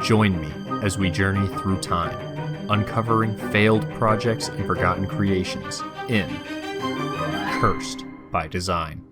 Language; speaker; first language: English; native; English